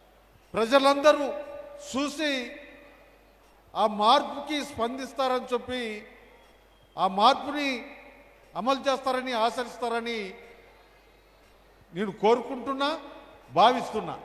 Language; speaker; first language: Telugu; native; Telugu